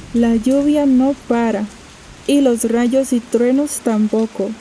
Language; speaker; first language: Spanish; native; Spanish